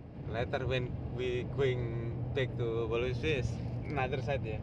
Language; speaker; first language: English; non-native, learner; Javanese